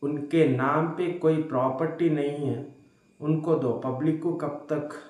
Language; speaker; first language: Hindi; non-native, local second language; Telugu